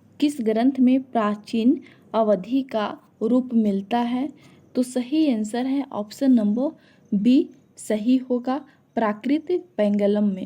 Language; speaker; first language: Hindi; native; Hindi